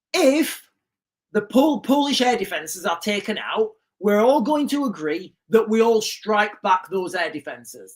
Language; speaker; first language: English; native; English